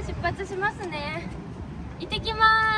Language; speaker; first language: Japanese; native; Japanese